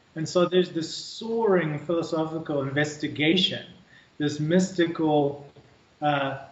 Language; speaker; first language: English; native; English